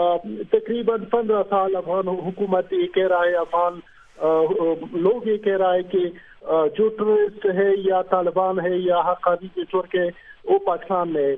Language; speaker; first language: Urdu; non-native, fluent; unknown